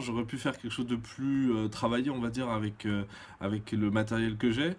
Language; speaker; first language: French; native; French